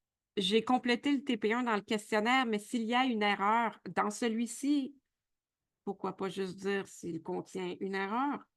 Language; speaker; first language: French; native; French